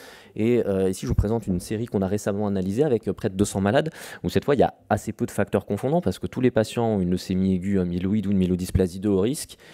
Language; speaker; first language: French; native; French